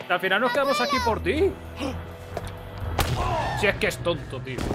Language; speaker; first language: Spanish; native; Spanish